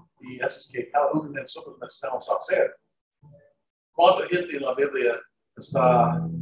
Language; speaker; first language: Spanish; non-native, learner; English